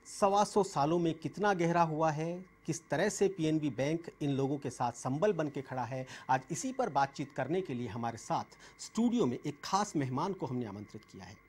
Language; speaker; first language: Hindi; native; Hindi